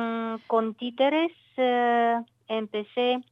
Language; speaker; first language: Spanish; non-native, learner; Bulgarian